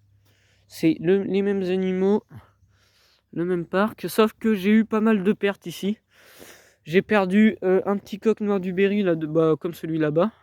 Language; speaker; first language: French; native; French